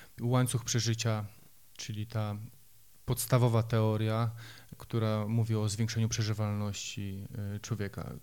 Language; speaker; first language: Polish; native; Polish